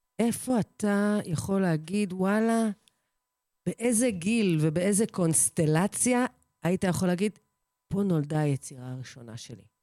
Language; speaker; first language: Hebrew; early bilingual, other home language; Russian